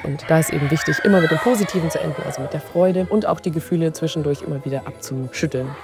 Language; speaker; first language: German; native; German